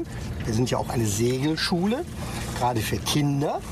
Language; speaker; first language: German; native; German